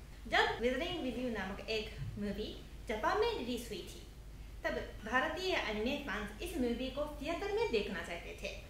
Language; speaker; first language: Hindi; non-native, fluent; Japanese